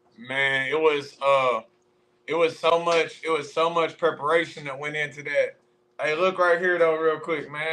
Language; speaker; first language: English; native; English